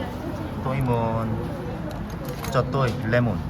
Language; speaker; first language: Vietnamese; non-native, learner; Korean